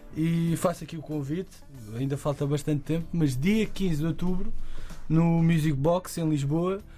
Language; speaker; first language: Portuguese; native; Portuguese